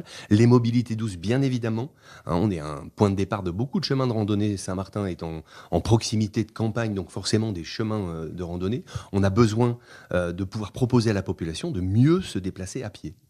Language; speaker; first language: French; native; French